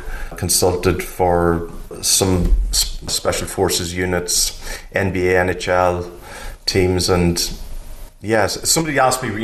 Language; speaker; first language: English; native; English